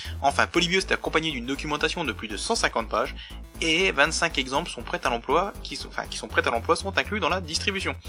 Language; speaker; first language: French; native; French